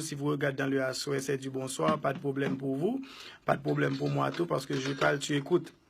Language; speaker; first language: French; non-native, local second language; Haitian Creole